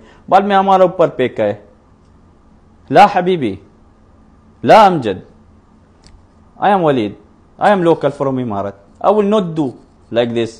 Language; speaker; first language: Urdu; non-native, learner; Arabic